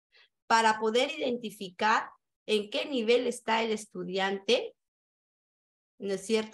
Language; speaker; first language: Spanish; native; Spanish